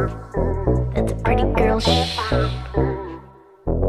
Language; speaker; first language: English; non-native, fluent; Portuguese